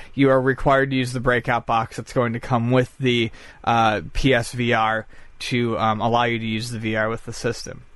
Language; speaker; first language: English; native; English